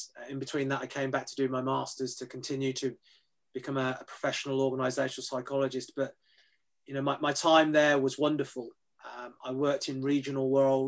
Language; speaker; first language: English; native; English